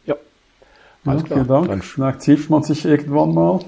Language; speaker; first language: German; native; German